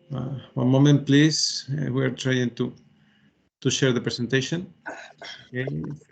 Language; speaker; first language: English; non-native, fluent; Spanish